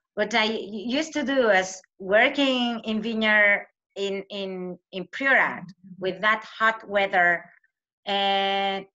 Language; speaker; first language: English; non-native, fluent; Spanish